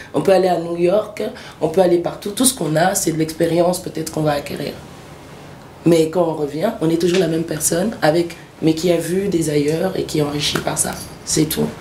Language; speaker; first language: French; early bilingual, other home language; Swahili